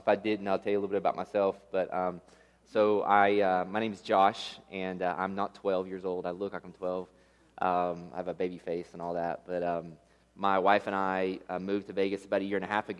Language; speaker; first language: English; native; English